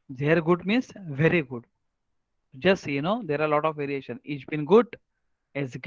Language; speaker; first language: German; non-native, learner; Marathi